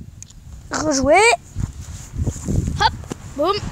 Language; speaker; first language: French; native; French